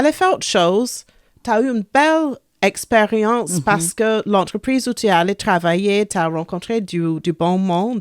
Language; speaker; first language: French; non-native, local second language; English